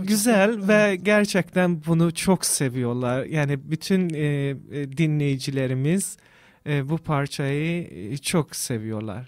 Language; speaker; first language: Turkish; non-native, fluent; Persian